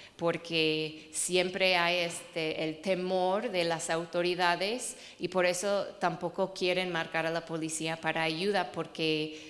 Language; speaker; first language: Spanish; non-native, fluent; English